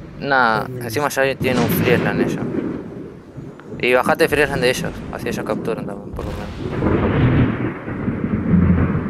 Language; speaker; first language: Spanish; native; Spanish